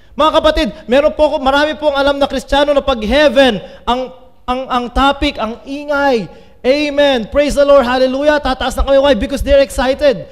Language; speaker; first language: Filipino; native; Filipino